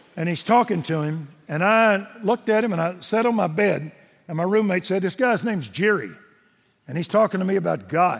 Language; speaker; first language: English; native; English